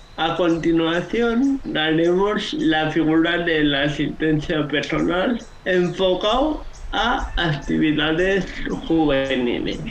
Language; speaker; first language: Spanish; native; Spanish